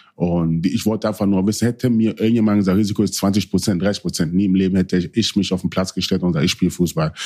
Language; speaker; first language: German; early bilingual, other home language; Akan